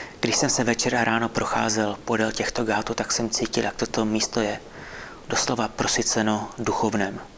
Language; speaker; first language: Czech; native; Czech